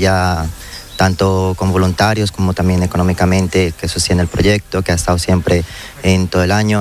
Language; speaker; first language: Spanish; native; Spanish